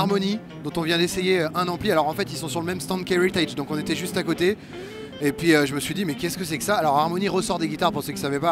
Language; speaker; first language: French; native; French